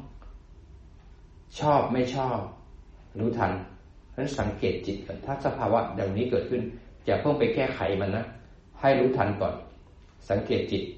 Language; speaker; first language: Thai; native; Thai